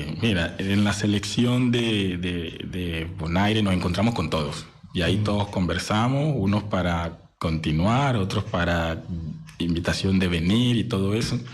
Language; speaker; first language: Spanish; native; Spanish